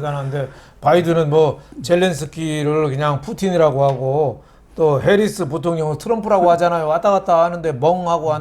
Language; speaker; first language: Korean; native; Korean